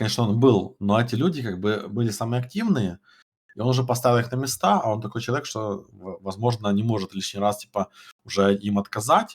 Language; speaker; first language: Russian; native; Russian